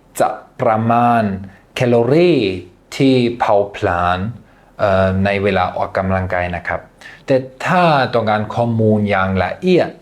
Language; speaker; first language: Thai; non-native, fluent; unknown